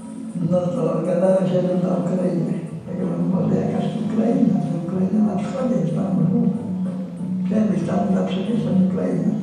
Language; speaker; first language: Polish; non-native, local second language; Rusyn